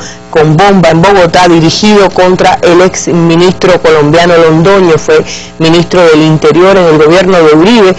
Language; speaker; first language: Spanish; native; Spanish